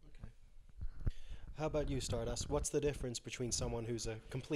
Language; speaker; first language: English; native; English